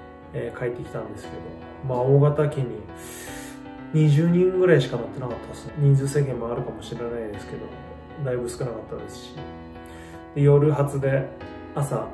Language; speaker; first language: Japanese; native; Japanese